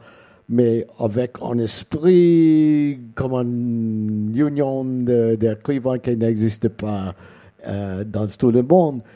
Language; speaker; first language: French; non-native, learner; English